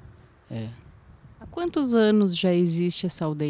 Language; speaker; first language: Portuguese; native; Portuguese